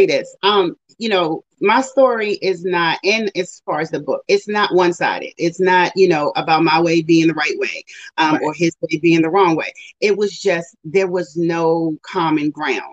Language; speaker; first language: English; native; English